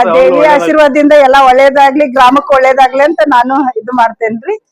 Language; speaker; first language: Kannada; native; Kannada